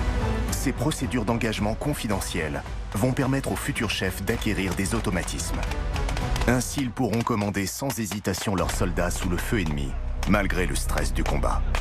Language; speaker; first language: French; native; French